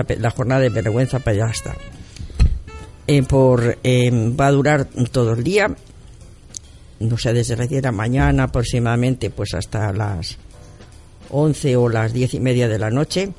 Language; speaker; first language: Spanish; native; Spanish